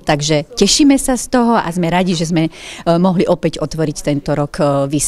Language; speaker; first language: Slovak; native; Slovak